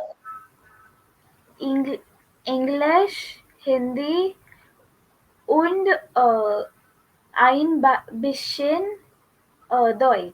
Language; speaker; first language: German; non-native, learner; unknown